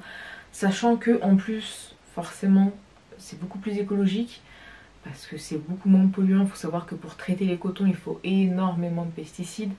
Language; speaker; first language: French; native; French